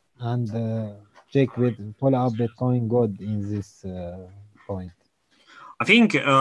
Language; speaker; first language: English; non-native, learner; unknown